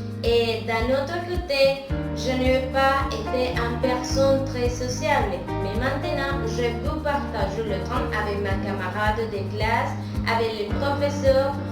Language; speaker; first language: French; non-native, fluent; Spanish